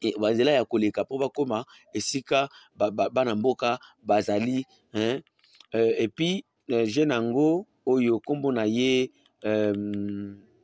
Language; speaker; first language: Lingala; non-native, local second language; Swahili